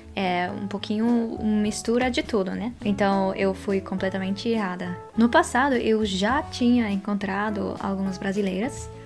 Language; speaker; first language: Portuguese; non-native, fluent; Dutch